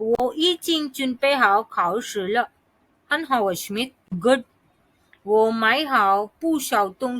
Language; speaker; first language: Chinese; non-native, fluent; Hindi